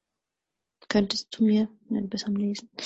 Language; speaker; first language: German; native; German